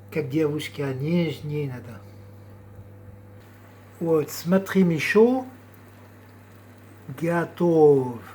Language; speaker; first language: Russian; non-native, learner; French